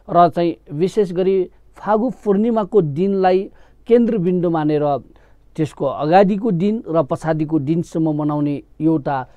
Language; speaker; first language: Nepali; non-native, local second language; Newari